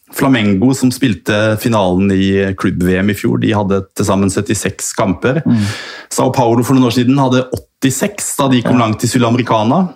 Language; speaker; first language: Norwegian; native; Norwegian